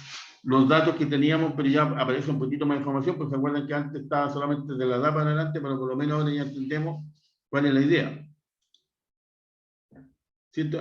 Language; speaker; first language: Spanish; native; Spanish